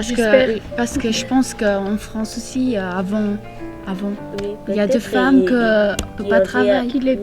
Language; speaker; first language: French; non-native, learner; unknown